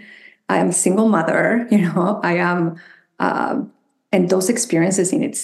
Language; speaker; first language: English; non-native, fluent; Spanish